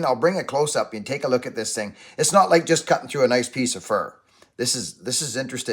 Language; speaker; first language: English; native; English